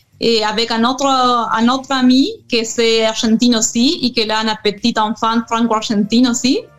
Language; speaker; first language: French; non-native, learner; Spanish